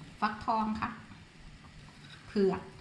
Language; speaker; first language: Thai; native; Thai